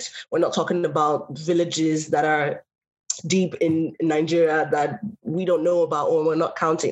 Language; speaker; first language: English; native; English